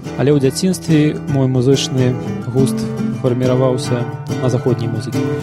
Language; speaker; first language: Belarusian; non-native, local second language; Russian